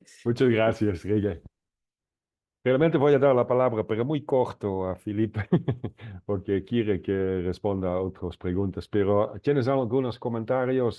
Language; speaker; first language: Spanish; non-native, fluent; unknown